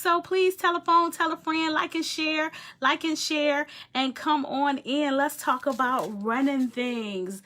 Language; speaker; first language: English; native; English